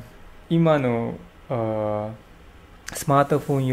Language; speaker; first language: Japanese; non-native, learner; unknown